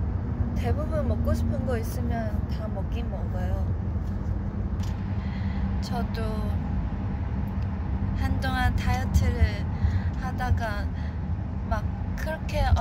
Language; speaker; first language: Korean; non-native, fluent; Chinese